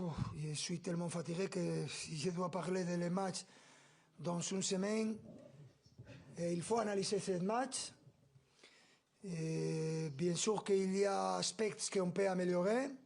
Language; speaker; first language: French; non-native, fluent; Spanish